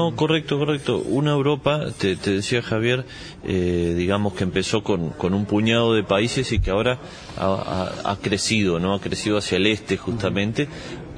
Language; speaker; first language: Spanish; native; Spanish